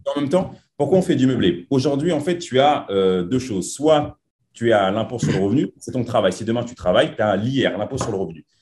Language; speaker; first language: French; native; French